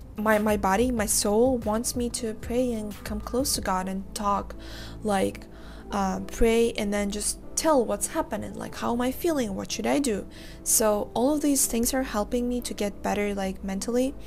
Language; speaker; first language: English; non-native, fluent; Uzbek